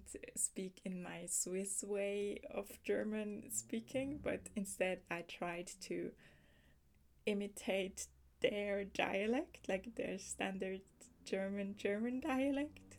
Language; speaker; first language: English; non-native, fluent; German